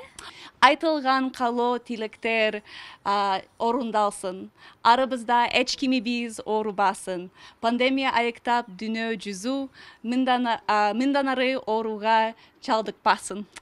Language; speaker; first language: Kyrgyz; non-native, fluent; English